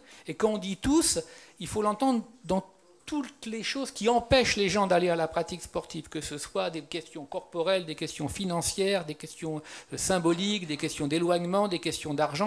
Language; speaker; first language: French; native; French